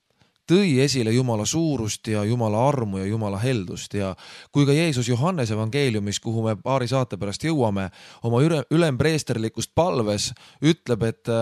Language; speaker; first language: Estonian; native; Estonian